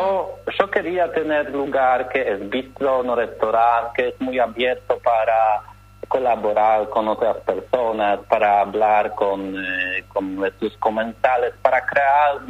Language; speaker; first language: Spanish; non-native, learner; Polish